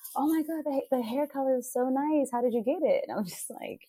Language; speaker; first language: English; native; English